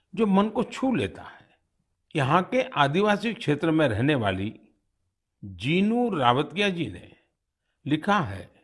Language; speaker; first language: Hindi; non-native, local second language; Gujarati